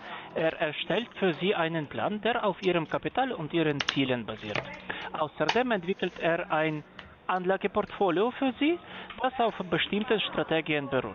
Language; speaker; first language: German; non-native, fluent; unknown